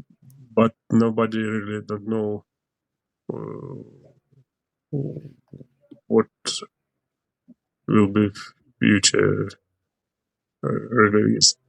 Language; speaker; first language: English; non-native, learner; Ukrainian